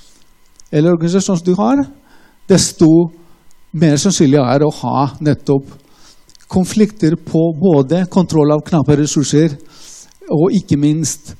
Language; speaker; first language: Norwegian; non-native, fluent; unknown